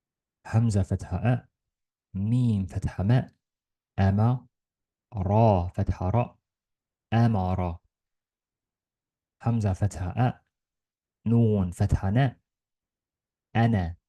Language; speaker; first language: Arabic; non-native, learner; Estonian